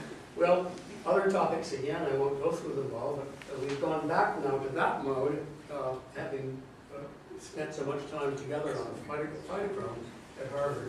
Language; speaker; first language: English; native; English